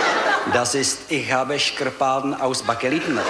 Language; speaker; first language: German; non-native, learner; Czech